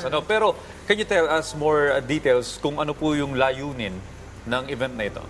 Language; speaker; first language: Filipino; native; Filipino